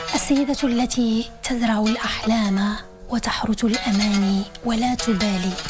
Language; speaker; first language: Arabic; native; Arabic